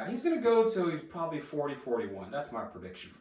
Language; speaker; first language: English; native; English